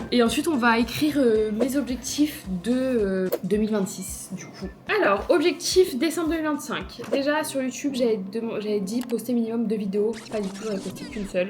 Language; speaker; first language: French; native; French